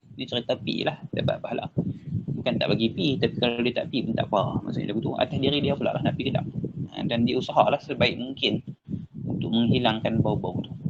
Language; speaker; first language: Malay; native; Malay